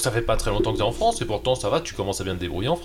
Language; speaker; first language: French; native; French